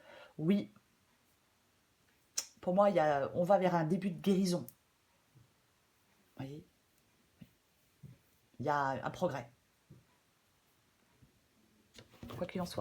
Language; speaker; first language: French; native; French